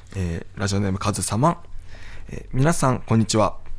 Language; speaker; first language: Japanese; native; Japanese